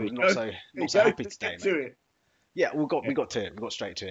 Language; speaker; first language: English; native; English